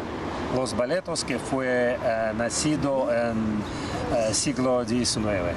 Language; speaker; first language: Spanish; non-native, learner; Russian